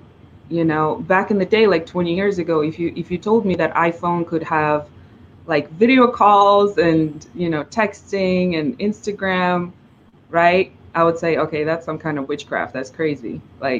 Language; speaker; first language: English; non-native, fluent; Russian